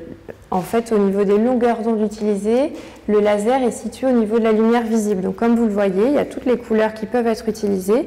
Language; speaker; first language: French; native; French